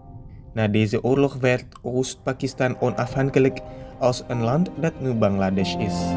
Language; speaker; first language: Dutch; non-native, fluent; Indonesian